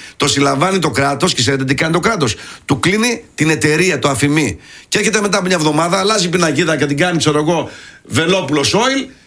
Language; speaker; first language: Greek; early bilingual, heritage; Greek